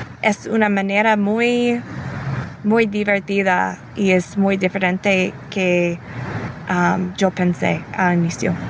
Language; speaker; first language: Spanish; early bilingual, heritage; English